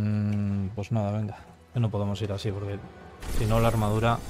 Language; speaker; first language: Spanish; native; Spanish